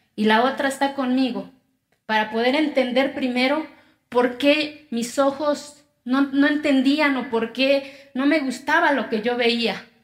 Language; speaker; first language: Spanish; non-native, local second language; Zapotec